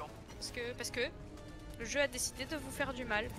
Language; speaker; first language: French; native; French